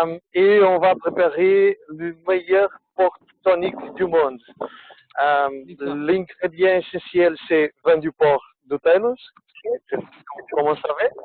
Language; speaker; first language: French; non-native, fluent; Portuguese